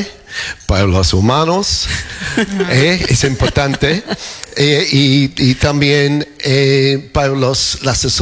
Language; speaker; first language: Spanish; non-native, learner; English